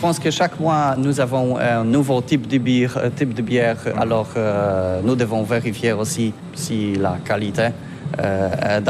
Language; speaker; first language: French; non-native, learner; Polish